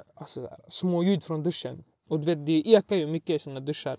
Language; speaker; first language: Swedish; early bilingual, other home language; Arabic